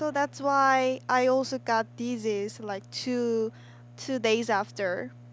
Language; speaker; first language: English; non-native, learner; Korean